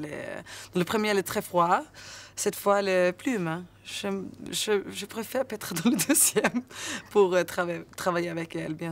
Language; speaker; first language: French; non-native, learner; Swedish